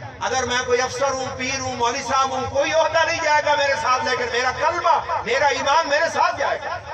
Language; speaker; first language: Urdu; non-native, local second language; Punjabi